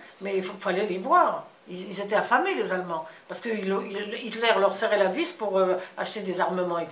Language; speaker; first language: French; native; French